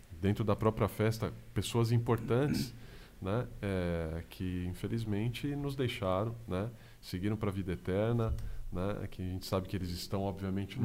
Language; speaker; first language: Portuguese; native; Portuguese